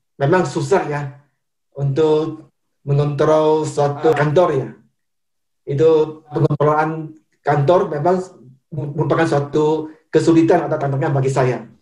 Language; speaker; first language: Indonesian; non-native, fluent; Chinese